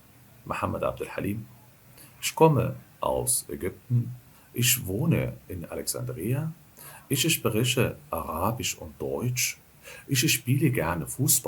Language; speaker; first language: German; non-native, fluent; Arabic